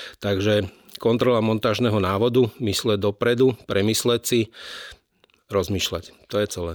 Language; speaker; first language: Slovak; native; Slovak